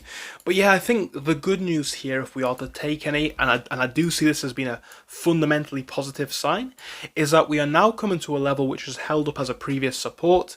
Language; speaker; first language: English; native; English